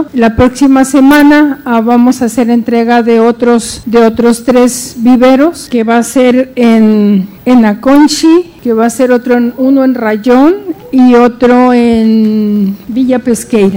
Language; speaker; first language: Spanish; native; Spanish